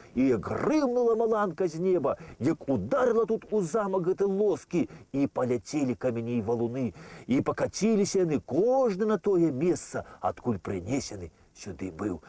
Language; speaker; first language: Belarusian; native; Belarusian